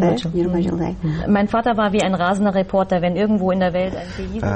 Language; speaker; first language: German; early bilingual, other home language; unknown